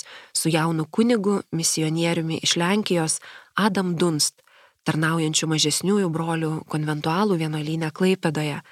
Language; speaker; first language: Lithuanian; native; Lithuanian